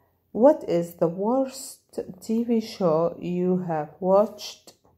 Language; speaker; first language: English; non-native, fluent; Arabic